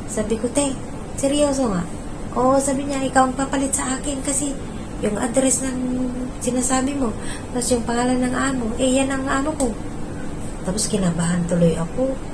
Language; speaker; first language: Filipino; non-native, local second language; Iloko